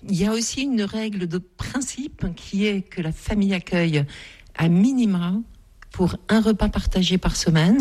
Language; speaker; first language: French; native; French